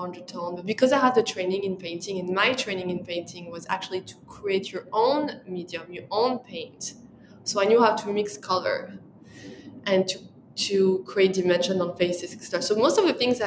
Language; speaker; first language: English; non-native, fluent; French